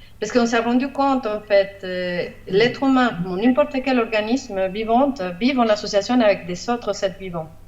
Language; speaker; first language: French; non-native, fluent; Spanish